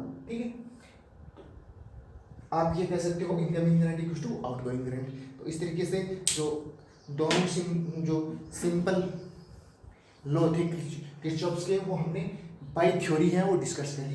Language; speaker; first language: Hindi; native; Hindi